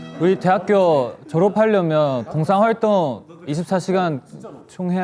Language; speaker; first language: Korean; non-native, fluent; Chinese